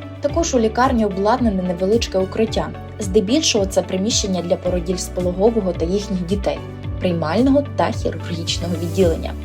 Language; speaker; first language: Ukrainian; native; Ukrainian